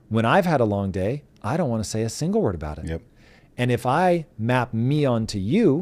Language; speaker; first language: English; native; English